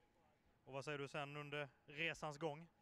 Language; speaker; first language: Swedish; native; Swedish